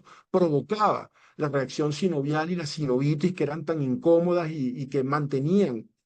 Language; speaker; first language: Spanish; native; Spanish